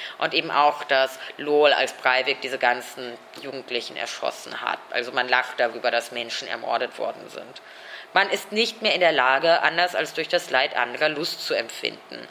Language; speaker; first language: German; native; German